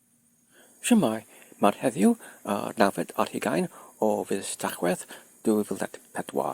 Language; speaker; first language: Welsh; non-native, learner; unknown